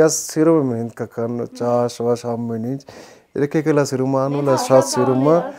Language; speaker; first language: Armenian; non-native, learner; Hindi